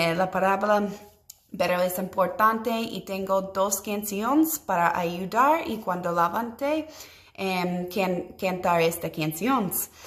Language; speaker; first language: Spanish; non-native, learner; English